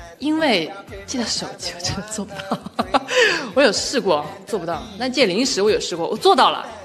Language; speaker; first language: Chinese; native; Chinese